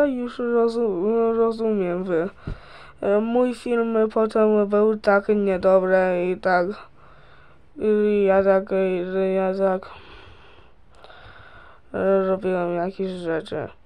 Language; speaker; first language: Polish; early bilingual, heritage; Polish